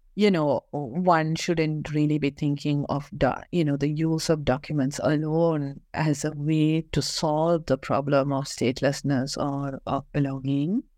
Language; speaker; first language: English; non-native, local second language; Malayalam